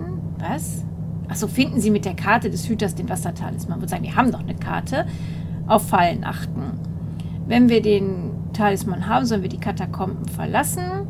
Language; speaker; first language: German; native; German